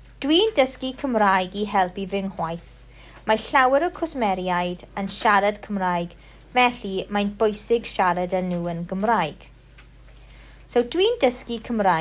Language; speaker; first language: Welsh; non-native, local second language; English